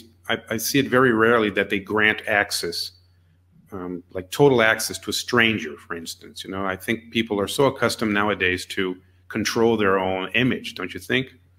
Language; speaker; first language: English; non-native, fluent; Portuguese